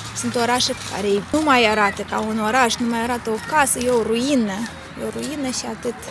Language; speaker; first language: Romanian; native; Romanian